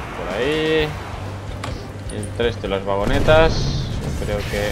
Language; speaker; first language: Spanish; native; Spanish